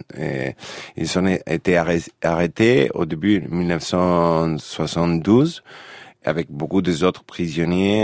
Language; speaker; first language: French; non-native, fluent; Spanish